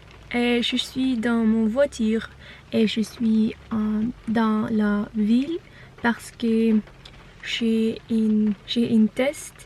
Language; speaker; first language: French; non-native, learner; Norwegian